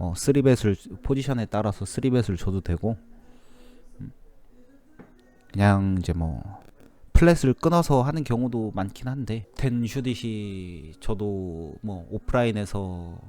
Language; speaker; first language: Korean; native; Korean